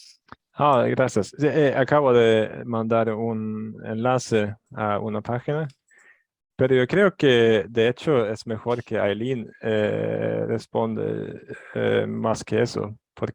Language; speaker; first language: Spanish; non-native, fluent; Swedish